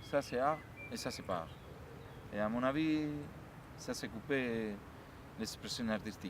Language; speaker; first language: French; non-native, learner; Spanish